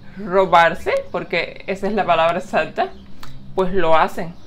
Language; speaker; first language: Spanish; native; Spanish